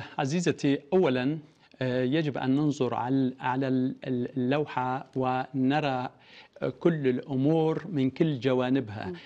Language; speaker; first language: Arabic; non-native, fluent; Kurdish